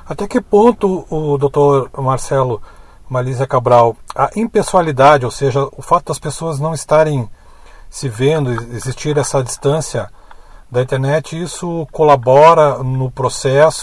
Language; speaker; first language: Portuguese; native; Portuguese